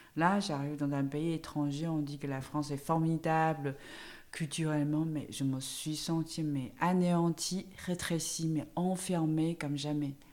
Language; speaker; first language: French; non-native, fluent; Chinese